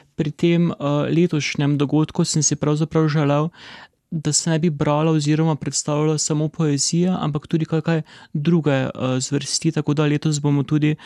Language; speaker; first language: Slovenian; native; Slovenian